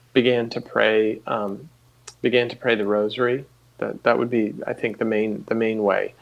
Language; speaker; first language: English; native; English